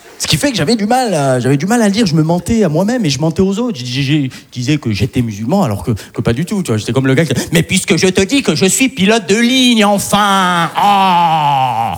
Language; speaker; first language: French; early bilingual, other home language; Arabic